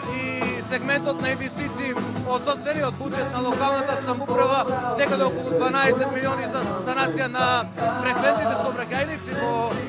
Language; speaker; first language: Macedonian; native; Macedonian